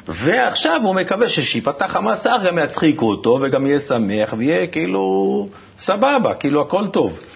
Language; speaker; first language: Hebrew; native; Hebrew